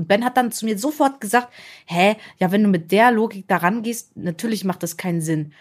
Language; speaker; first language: German; native; German